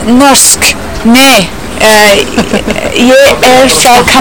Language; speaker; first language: Icelandic; non-native, learner; English